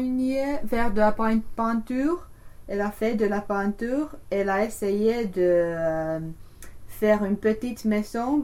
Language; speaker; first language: French; non-native, learner; English